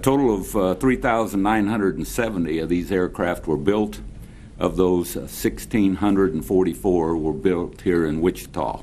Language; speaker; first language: English; native; English